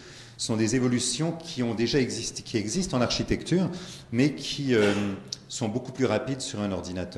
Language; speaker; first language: French; native; French